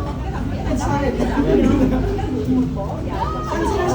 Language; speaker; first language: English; non-native, local second language; Filipino